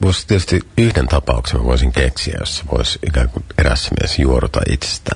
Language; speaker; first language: Finnish; native; Finnish